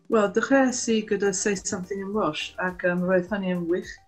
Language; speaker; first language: Welsh; non-native, fluent; English